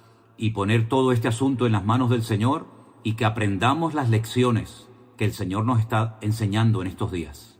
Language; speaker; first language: Spanish; native; Spanish